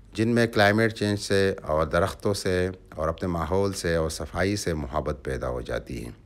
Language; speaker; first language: Urdu; non-native, local second language; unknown